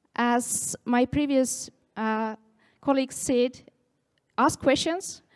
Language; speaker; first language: English; non-native, fluent; Estonian